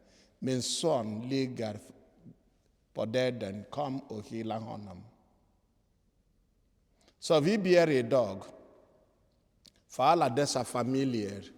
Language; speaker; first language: Swedish; non-native, fluent; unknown